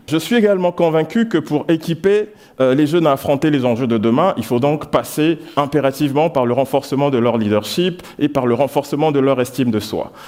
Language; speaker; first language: French; non-native, local second language; Lingala